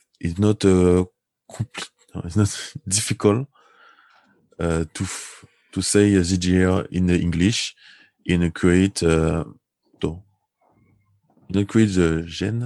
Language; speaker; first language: English; non-native, learner; French